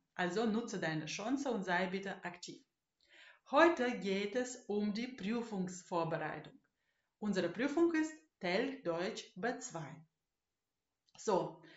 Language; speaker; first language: German; non-native, fluent; Russian